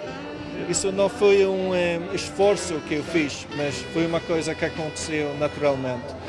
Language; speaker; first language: Portuguese; non-native, fluent; Swedish